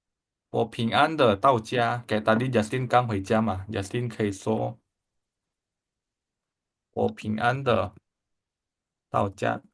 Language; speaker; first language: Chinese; non-native, fluent; Indonesian